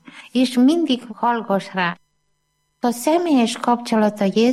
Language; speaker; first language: Hungarian; non-native, learner; Malayalam